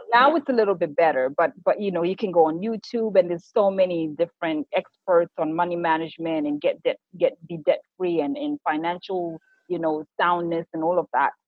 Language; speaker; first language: English; non-native, local second language; Shona